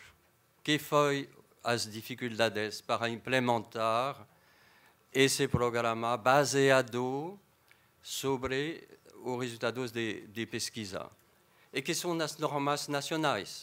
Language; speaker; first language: Portuguese; non-native, fluent; French